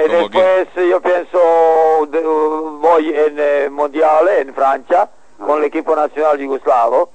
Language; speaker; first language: Spanish; non-native, learner; Serbian